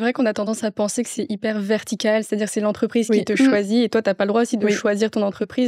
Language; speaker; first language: French; native; French